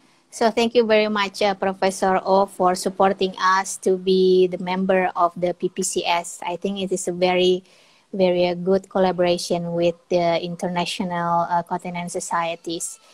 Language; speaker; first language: English; non-native, fluent; Indonesian